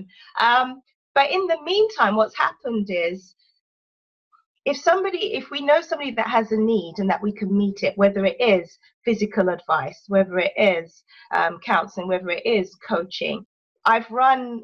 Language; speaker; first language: English; native; English